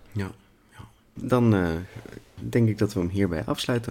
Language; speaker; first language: Dutch; native; Dutch